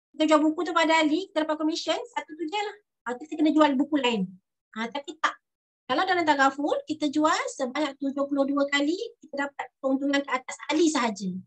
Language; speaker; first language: Malay; native; Malay